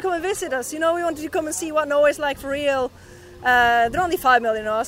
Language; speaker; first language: English; non-native, fluent; Norwegian